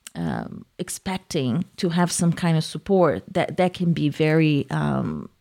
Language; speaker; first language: English; non-native, fluent; Portuguese